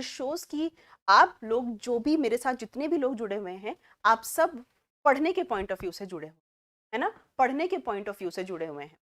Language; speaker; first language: Hindi; native; Hindi